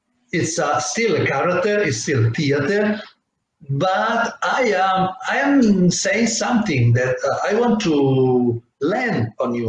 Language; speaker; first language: English; non-native, fluent; Italian